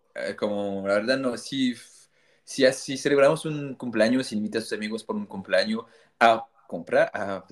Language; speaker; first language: Spanish; non-native, fluent; French